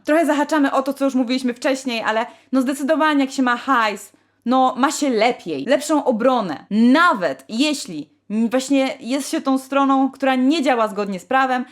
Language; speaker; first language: Polish; native; Polish